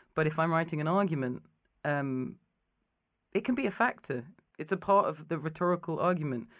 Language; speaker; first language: English; native; English